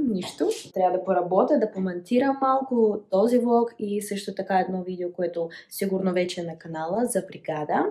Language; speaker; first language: Bulgarian; non-native, fluent; Russian